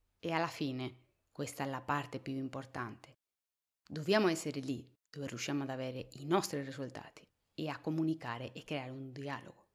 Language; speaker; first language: Italian; non-native, fluent; Spanish